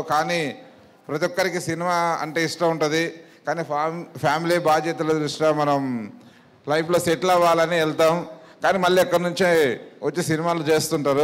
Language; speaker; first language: Telugu; native; Telugu